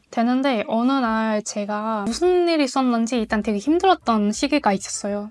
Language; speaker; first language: Korean; non-native, fluent; Mongolian